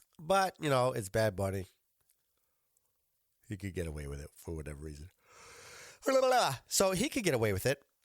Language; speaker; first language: English; native; English